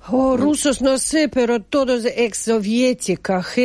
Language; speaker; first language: Spanish; non-native, fluent; Russian